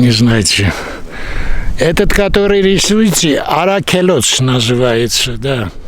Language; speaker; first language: Russian; non-native, local second language; Armenian